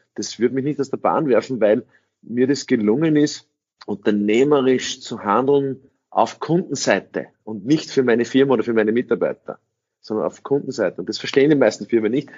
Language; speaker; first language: German; early bilingual, other home language; English